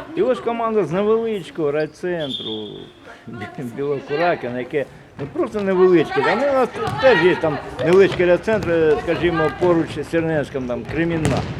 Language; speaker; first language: Ukrainian; non-native, local second language; Russian